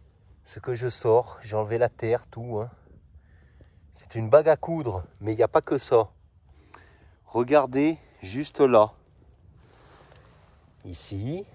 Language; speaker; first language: French; native; French